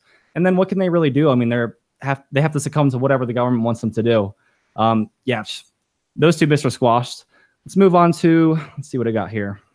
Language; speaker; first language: English; native; English